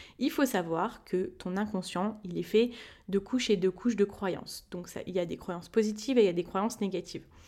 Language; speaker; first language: French; native; French